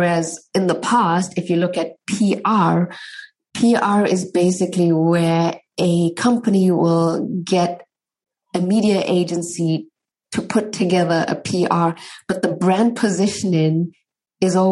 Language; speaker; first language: English; native; English